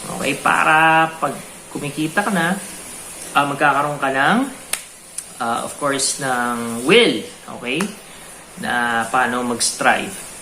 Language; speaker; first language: Filipino; native; Filipino